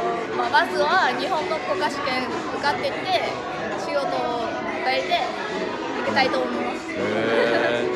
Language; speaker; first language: Japanese; non-native, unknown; Vietnamese